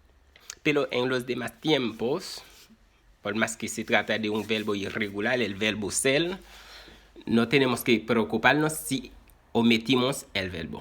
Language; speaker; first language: Spanish; non-native, fluent; Haitian Creole